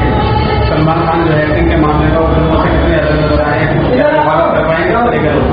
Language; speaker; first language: Hindi; native; Hindi